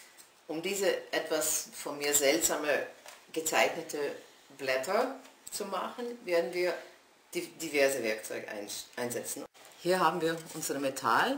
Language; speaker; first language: German; non-native, fluent; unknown